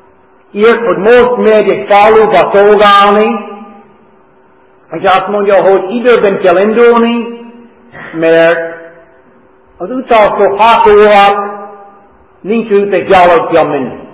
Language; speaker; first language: Hungarian; non-native, learner; English